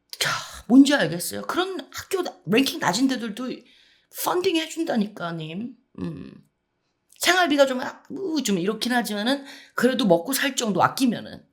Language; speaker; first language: Korean; early bilingual, heritage; Korean